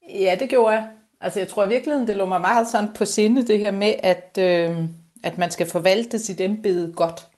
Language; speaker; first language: Danish; native; Danish